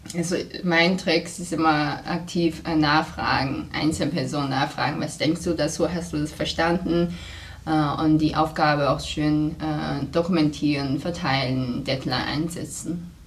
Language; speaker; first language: German; non-native, fluent; Chinese